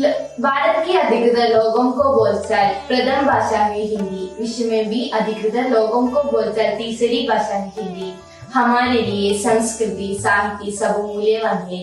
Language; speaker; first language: Hindi; non-native, local second language; Malayalam